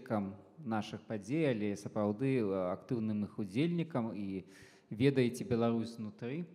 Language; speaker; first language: Polish; non-native, learner; Belarusian